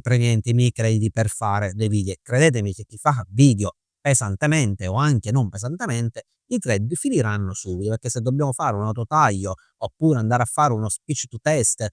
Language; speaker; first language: Italian; native; Italian